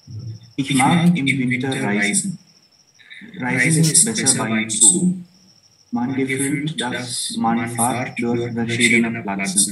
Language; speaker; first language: German; non-native, learner; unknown